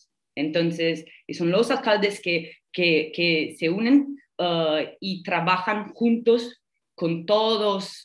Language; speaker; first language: Spanish; non-native, fluent; Italian